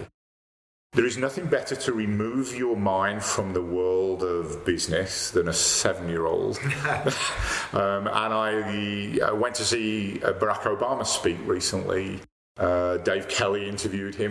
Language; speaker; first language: English; native; English